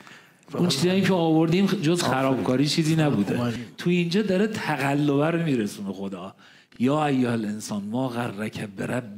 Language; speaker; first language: Persian; native; Persian